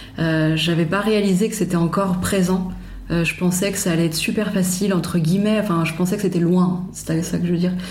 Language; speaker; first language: French; native; French